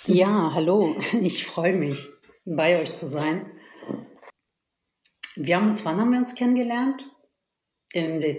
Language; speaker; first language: German; early bilingual, other home language; Turkish